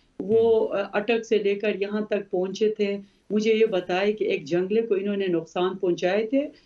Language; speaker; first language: Urdu; non-native, local second language; Khowar